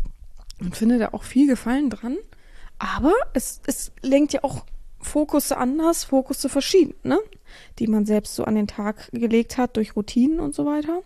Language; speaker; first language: German; native; German